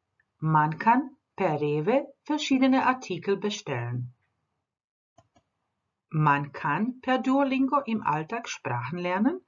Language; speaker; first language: German; non-native, fluent; Croatian